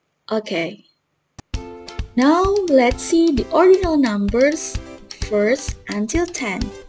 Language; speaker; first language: English; non-native, fluent; Indonesian